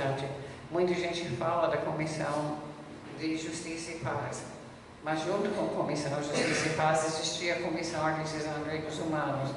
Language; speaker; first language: Portuguese; non-native, fluent; English